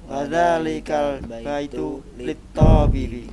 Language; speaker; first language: Arabic; non-native, learner; Indonesian